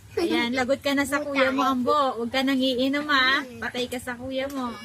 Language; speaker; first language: Filipino; native; Filipino